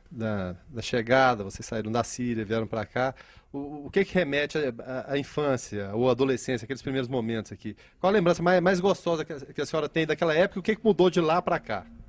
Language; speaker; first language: Portuguese; native; Portuguese